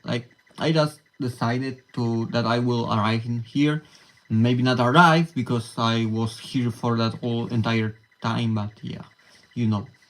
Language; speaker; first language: English; non-native, learner; Polish